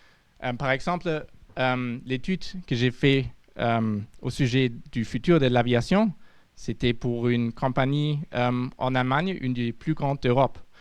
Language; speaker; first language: French; non-native, fluent; German